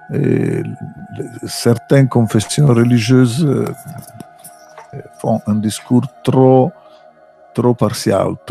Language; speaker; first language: French; non-native, fluent; Italian